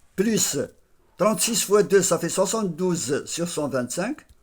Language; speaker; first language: French; non-native, local second language; Arabic